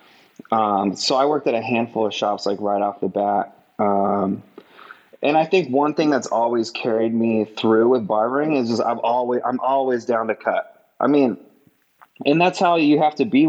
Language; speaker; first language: English; native; English